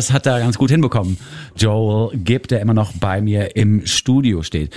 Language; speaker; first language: German; native; German